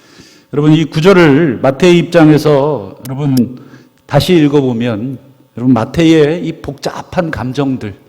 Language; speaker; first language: Korean; native; Korean